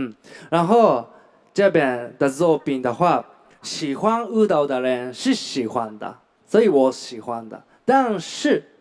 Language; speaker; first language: Chinese; non-native, learner; Japanese